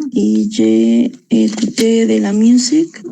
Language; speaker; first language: French; non-native, learner; Spanish